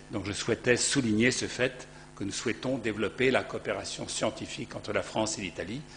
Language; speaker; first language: French; native; French